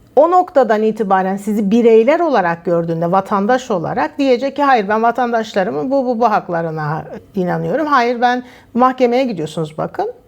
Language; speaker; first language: Turkish; native; Turkish